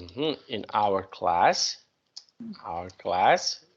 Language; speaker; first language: English; non-native, fluent; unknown